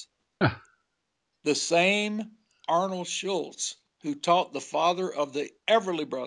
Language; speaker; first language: English; native; English